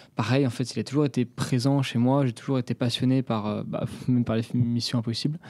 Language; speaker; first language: French; native; French